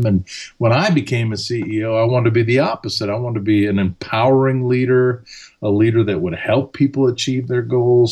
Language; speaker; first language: English; early bilingual, other home language; German